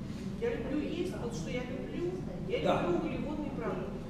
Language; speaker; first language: Russian; native; Russian